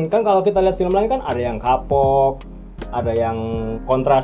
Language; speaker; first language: Indonesian; native; Indonesian